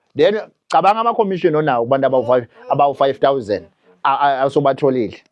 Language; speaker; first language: Zulu; non-native, local second language; Swati